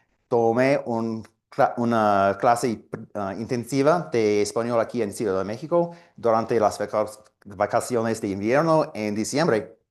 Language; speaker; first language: Spanish; non-native, learner; English